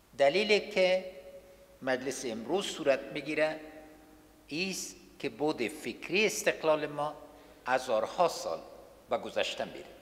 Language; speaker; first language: Persian; non-native, local second language; Pashto